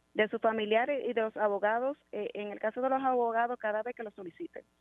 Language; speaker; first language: Spanish; native; Spanish